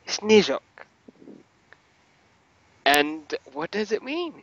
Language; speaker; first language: English; non-native, fluent; Russian